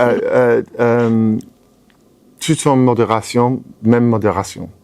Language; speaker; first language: French; non-native, fluent; English